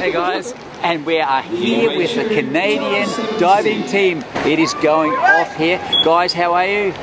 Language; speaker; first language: English; native; English